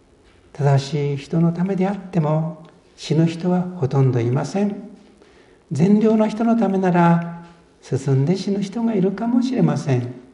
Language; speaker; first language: Japanese; native; Japanese